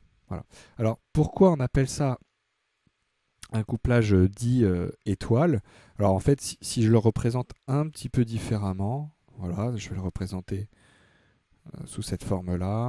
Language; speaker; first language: French; native; French